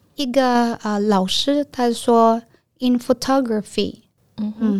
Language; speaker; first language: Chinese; non-native, learner; Filipino